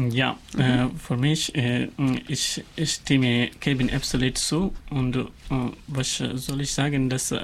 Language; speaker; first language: German; non-native, learner; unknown